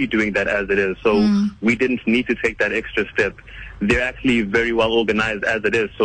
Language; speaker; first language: English; non-native, local second language; Kinyarwanda